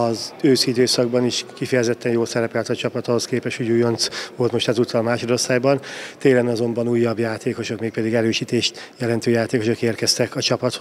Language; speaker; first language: Hungarian; native; Hungarian